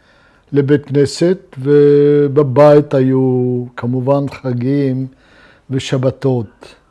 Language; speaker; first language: Hebrew; non-native, fluent; Luxembourgish